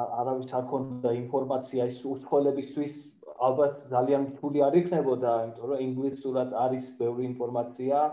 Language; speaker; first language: Georgian; non-native, fluent; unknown